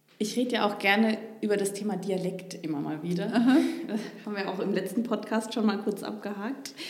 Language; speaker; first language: German; native; German